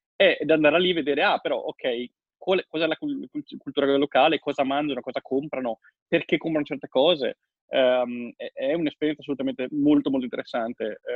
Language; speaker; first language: Italian; native; Italian